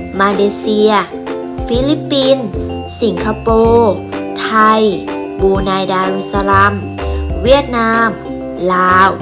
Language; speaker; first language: Thai; native; Thai